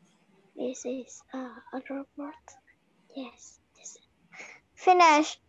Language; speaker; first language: English; non-native, learner; Vietnamese